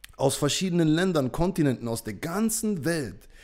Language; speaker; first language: German; native; German